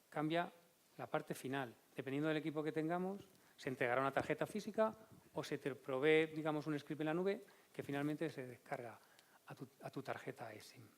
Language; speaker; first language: Spanish; native; Spanish